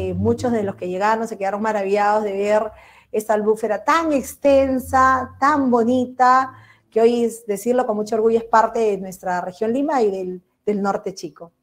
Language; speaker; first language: Spanish; native; Spanish